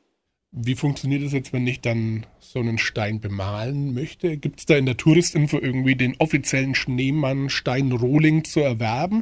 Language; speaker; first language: German; native; German